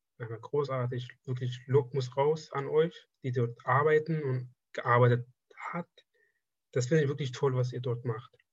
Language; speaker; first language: German; non-native, fluent; Persian